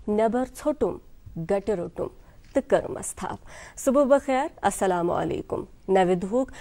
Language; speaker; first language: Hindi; non-native, local second language; Kashmiri